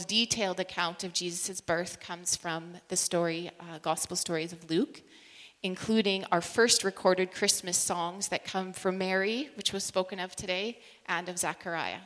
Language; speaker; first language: English; native; English